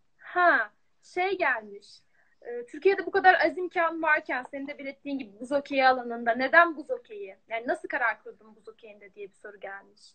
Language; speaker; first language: Turkish; native; Turkish